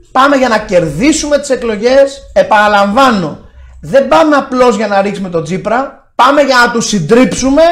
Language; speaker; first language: Greek; native; Greek